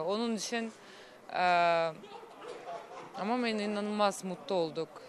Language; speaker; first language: Turkish; non-native, fluent; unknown